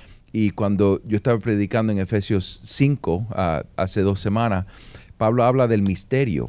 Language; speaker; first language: Spanish; early bilingual, heritage; Spanish